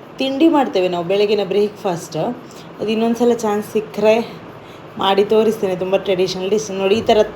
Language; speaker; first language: Kannada; non-native, local second language; Tulu